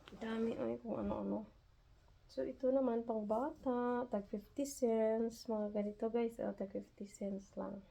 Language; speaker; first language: Filipino; non-native, local second language; Cebuano